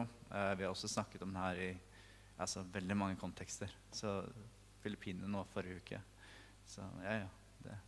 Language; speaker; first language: Norwegian; native; Norwegian